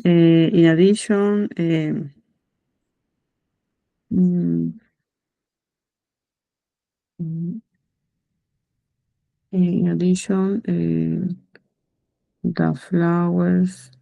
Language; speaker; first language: English; non-native, learner; Spanish